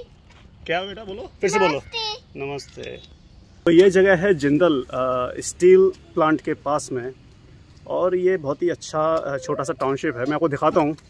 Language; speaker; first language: Hindi; native; Hindi